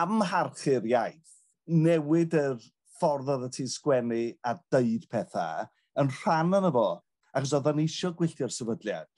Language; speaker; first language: Welsh; native; Welsh